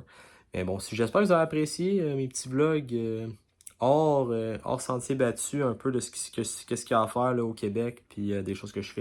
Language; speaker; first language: French; native; French